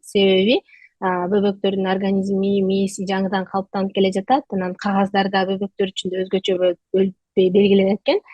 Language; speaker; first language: Kyrgyz; native; Kyrgyz